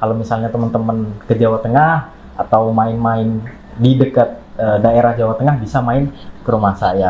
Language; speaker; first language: Indonesian; non-native, local second language; Javanese